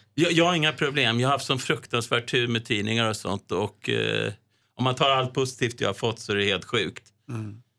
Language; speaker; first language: Swedish; native; Swedish